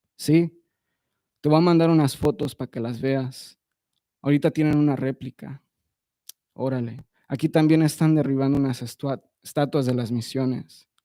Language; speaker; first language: Spanish; early bilingual, other home language; English